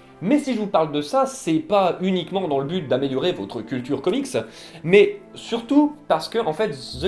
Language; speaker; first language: French; native; French